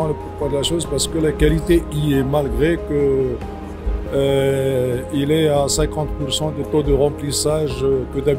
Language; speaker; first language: French; non-native, local second language; Arabic